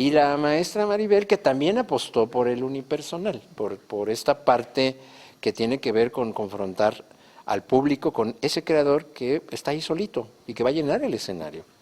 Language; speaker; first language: Spanish; native; Spanish